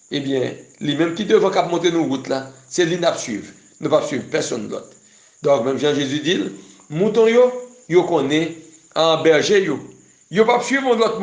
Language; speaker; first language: French; non-native, local second language; Haitian Creole